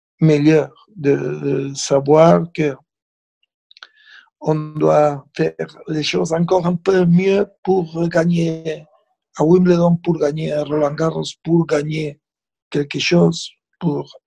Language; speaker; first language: French; non-native, fluent; Spanish